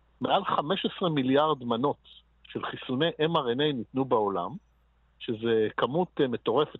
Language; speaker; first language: Hebrew; native; Hebrew